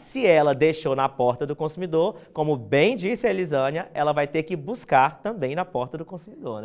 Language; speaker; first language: Portuguese; native; Portuguese